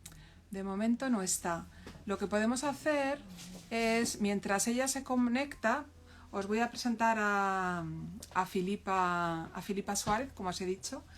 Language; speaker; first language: Spanish; native; Spanish